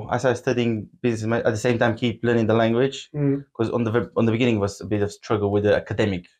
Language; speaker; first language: English; non-native, fluent; Bulgarian